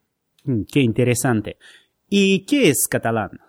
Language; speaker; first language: Spanish; non-native, fluent; Russian